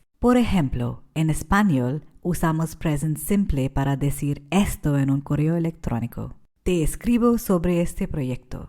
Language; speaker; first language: Spanish; non-native, fluent; English